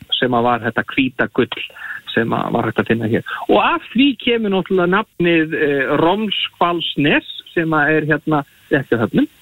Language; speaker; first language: Icelandic; native; Icelandic